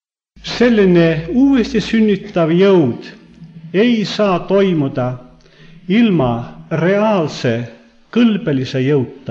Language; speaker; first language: Estonian; native; Estonian